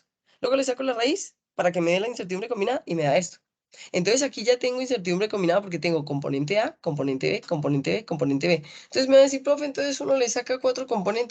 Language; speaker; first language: Spanish; native; Spanish